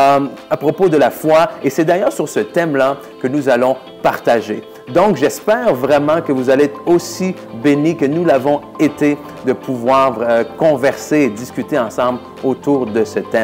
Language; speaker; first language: French; native; French